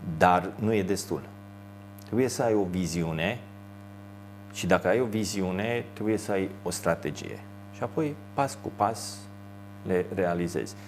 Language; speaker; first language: Romanian; non-native, local second language; Hungarian